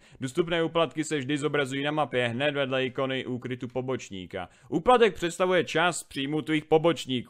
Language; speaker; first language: Czech; native; Czech